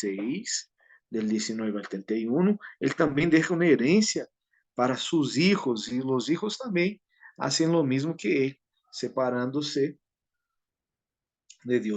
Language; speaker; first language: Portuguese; non-native, learner; Spanish